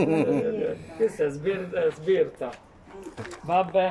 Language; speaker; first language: Italian; native; Italian